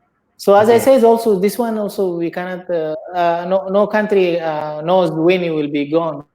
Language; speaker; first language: English; non-native, learner; Indonesian